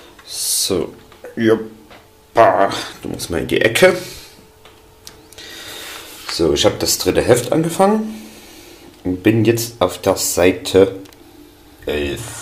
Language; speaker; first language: German; native; German